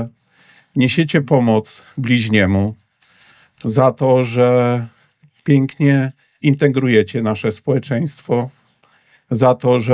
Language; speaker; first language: Polish; native; Polish